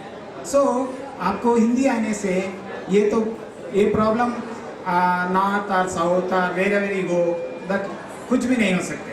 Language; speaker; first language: Hindi; non-native, local second language; Telugu